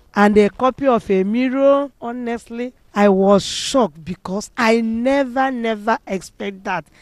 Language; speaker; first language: English; non-native, local second language; Igbo